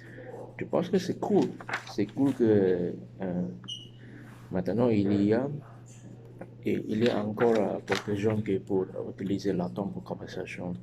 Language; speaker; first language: French; non-native, learner; Chinese